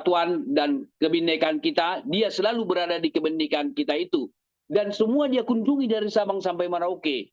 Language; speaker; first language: Indonesian; native; Indonesian